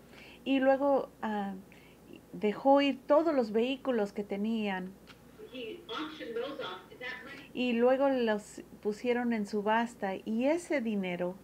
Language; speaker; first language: Spanish; early bilingual, heritage; Spanish